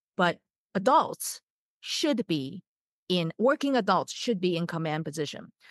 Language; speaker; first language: English; non-native, fluent; Chinese